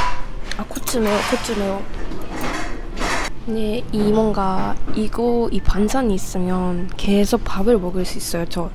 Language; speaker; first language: Korean; non-native, fluent; Japanese